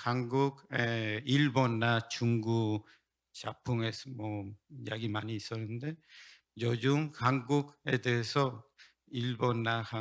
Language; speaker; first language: Korean; non-native, learner; Spanish